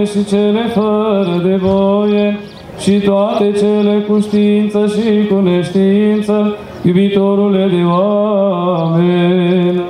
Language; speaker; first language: Romanian; native; Romanian